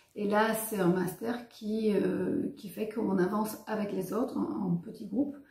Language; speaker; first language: French; non-native, fluent; Bulgarian